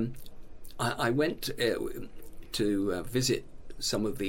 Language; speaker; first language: English; native; English